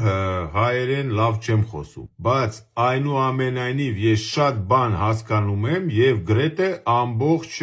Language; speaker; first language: Armenian; early bilingual, heritage; Armenian